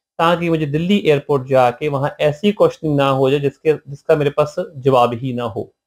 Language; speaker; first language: Hindi; non-native, local second language; Punjabi